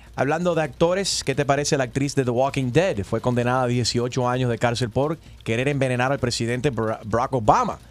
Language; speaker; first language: Spanish; early bilingual, heritage; Spanish